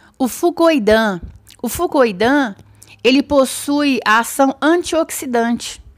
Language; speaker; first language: Portuguese; native; Portuguese